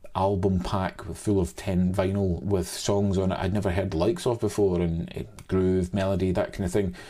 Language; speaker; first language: English; native; English